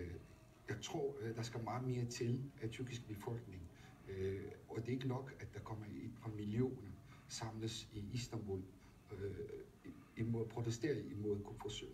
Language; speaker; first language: Danish; non-native, fluent; Turkish